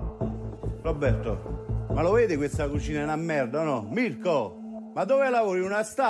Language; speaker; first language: Italian; native; Italian